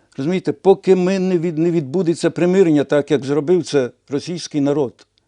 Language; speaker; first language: Ukrainian; non-native, local second language; Russian